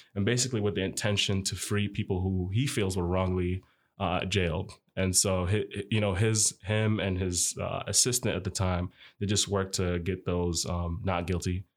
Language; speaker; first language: English; early bilingual, other home language; Arabic